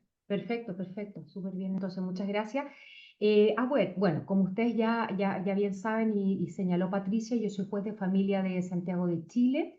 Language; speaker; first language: Spanish; native; Spanish